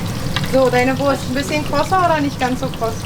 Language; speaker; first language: German; native; German